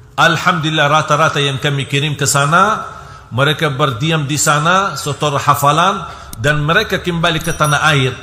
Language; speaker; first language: Indonesian; non-native, fluent; Arabic